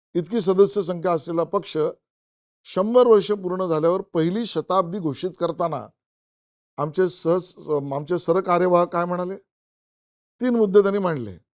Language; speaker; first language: Marathi; native; Marathi